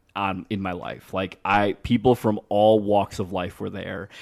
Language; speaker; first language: English; native; English